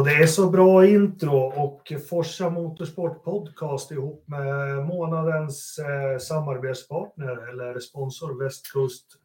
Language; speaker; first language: Swedish; native; Swedish